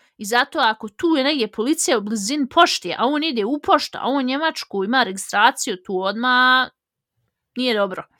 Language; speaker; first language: Bosnian; early bilingual, heritage; Bosnian